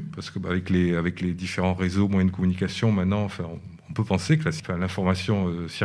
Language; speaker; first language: French; native; French